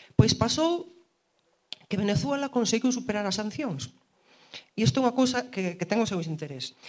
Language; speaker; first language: Galician; early bilingual, heritage; Galician